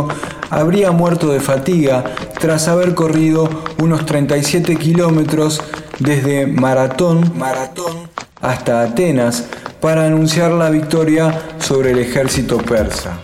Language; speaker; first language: Spanish; native; Spanish